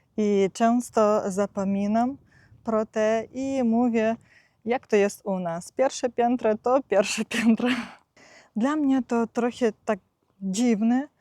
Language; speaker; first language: Polish; non-native, fluent; Ukrainian